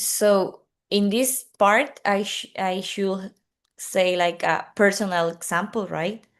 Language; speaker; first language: English; non-native, learner; Spanish